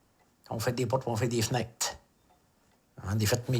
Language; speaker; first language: French; native; French